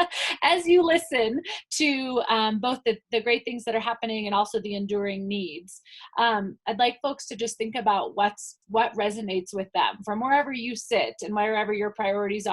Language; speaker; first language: English; native; English